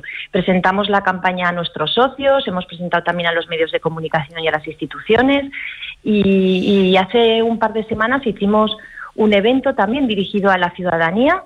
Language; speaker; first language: Spanish; native; Spanish